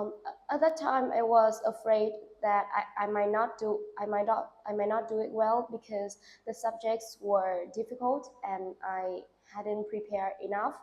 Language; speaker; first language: English; non-native, learner; Vietnamese